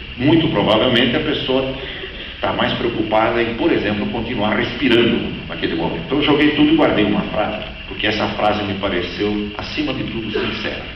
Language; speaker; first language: Portuguese; native; Portuguese